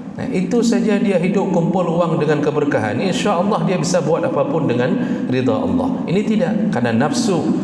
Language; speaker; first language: Malay; non-native, local second language; Achinese